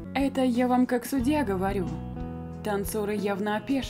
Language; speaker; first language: Russian; native; Russian